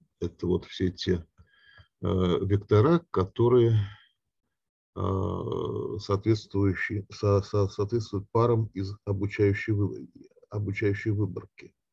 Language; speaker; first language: Russian; native; Russian